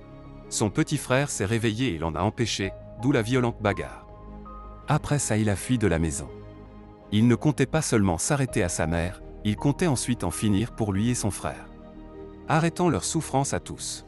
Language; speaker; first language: French; native; French